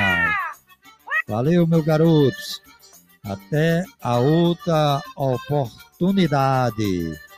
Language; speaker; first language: Portuguese; native; Portuguese